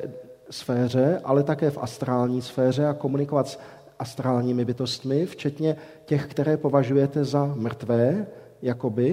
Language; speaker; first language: Czech; native; Czech